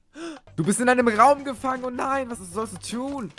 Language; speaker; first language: German; native; German